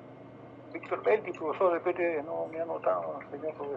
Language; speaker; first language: Spanish; native; Spanish